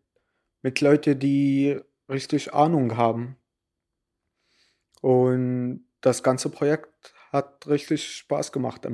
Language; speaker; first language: German; non-native, fluent; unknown